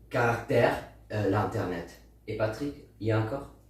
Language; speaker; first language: French; non-native, learner; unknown